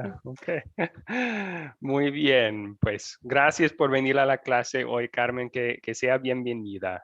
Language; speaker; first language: Spanish; non-native, fluent; English